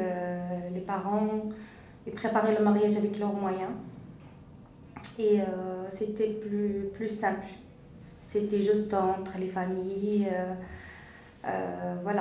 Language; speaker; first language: French; non-native, fluent; Arabic